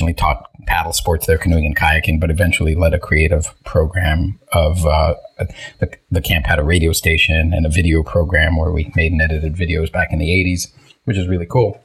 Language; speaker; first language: English; early bilingual, other home language; Hebrew